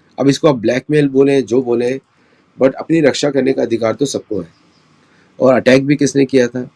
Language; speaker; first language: Hindi; native; Hindi